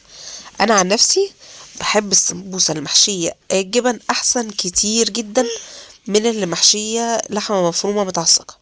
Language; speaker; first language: Arabic; native; Arabic